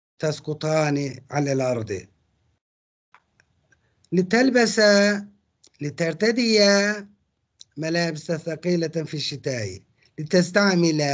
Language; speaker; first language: Arabic; non-native, fluent; Turkish